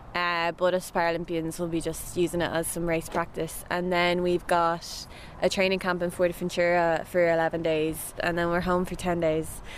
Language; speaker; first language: English; native; English